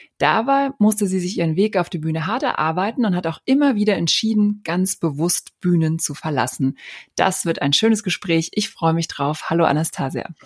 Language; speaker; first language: German; native; German